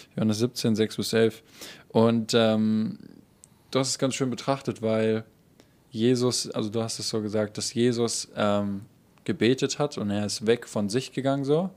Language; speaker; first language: German; native; German